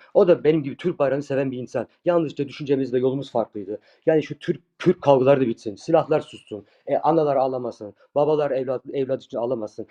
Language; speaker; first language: Turkish; early bilingual, heritage; Turkish